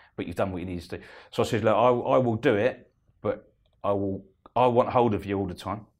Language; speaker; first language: English; native; English